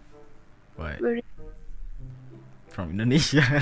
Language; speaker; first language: English; non-native, fluent; Indonesian